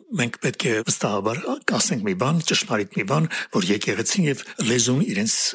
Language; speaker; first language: Armenian; native; Armenian